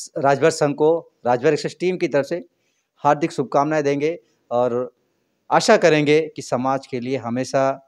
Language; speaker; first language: Hindi; native; Hindi